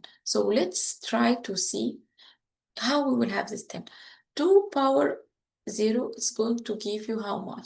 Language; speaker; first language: English; non-native, fluent; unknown